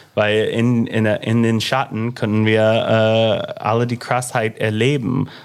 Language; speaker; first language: German; non-native, fluent; English